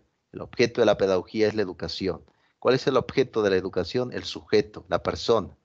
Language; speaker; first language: Spanish; native; Spanish